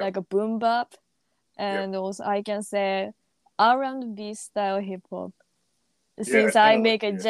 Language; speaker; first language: English; non-native, learner; Japanese